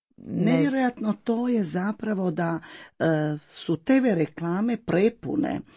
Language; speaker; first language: Croatian; native; Croatian